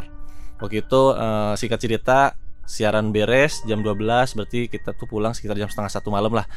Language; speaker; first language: Indonesian; native; Indonesian